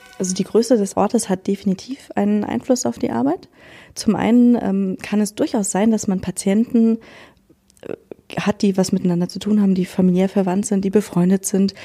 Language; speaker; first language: German; native; German